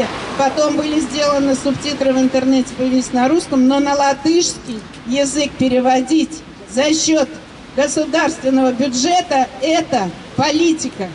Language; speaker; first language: Russian; native; Russian